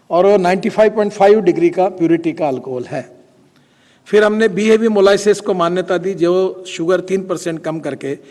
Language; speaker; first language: Hindi; non-native, local second language; Marathi